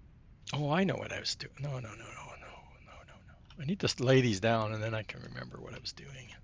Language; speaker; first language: English; native; English